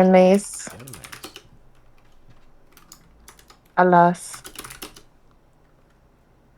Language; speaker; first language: Spanish; non-native, learner; English